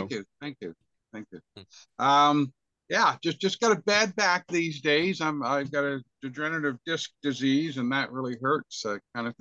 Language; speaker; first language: English; native; English